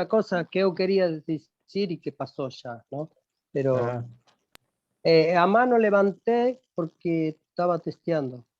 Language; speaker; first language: Portuguese; non-native, fluent; Spanish